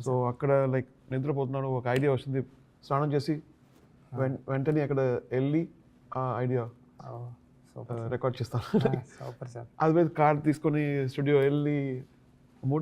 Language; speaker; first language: Telugu; non-native, learner; Tamil